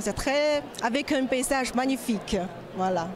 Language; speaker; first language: French; non-native, learner; Chinese